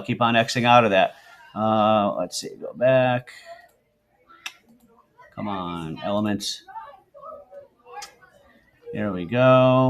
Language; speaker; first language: English; native; English